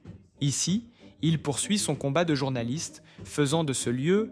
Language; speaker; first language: French; native; French